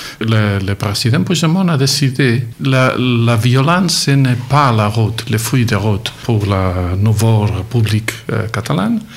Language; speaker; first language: French; non-native, learner; Catalan